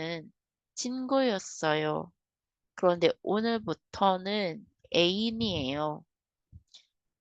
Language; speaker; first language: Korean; non-native, learner; Kinaray-a